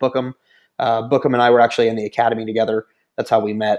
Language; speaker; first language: English; native; English